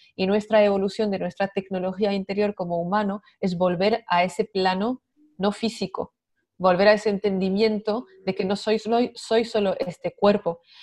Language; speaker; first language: Spanish; non-native, fluent; French